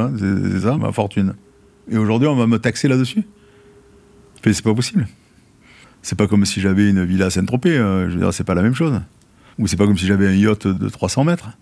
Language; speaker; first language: French; native; French